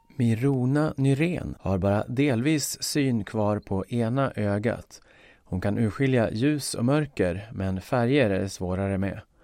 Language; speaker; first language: Swedish; native; Swedish